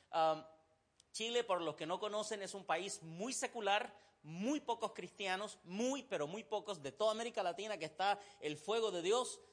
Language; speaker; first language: Spanish; non-native, fluent; Arabic